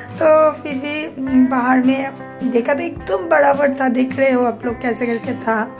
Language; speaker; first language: Hindi; non-native, local second language; Bangla